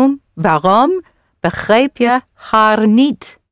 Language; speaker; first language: Dutch; non-native, learner; English